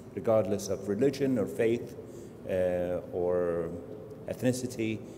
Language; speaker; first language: English; non-native, fluent; Arabic